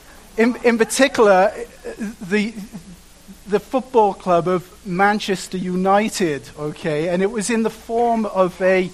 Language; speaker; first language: English; native; English